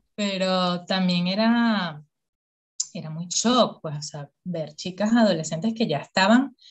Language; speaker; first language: Spanish; native; Spanish